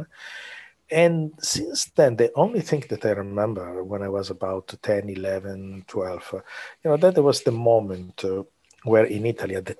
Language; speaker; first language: English; non-native, fluent; Italian